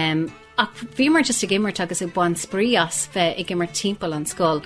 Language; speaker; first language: Irish; non-native, local second language; English